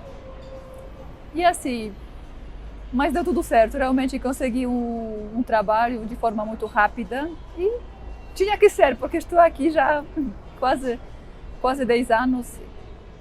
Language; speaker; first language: Portuguese; non-native, fluent; Polish